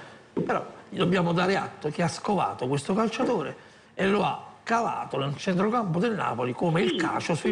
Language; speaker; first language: Italian; native; Italian